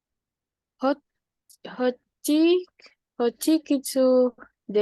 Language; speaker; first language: Japanese; non-native, learner; Indonesian